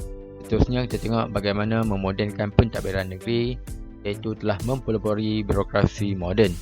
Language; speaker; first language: Malay; native; Malay